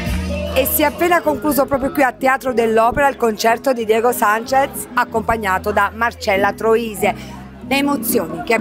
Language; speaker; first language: Italian; native; Italian